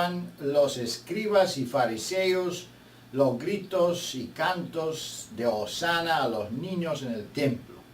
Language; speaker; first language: Spanish; non-native, fluent; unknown